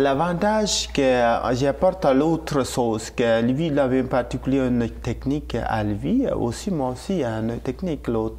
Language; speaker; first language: French; non-native, learner; Tamil